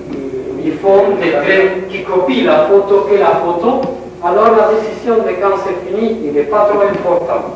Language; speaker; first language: French; non-native, learner; Spanish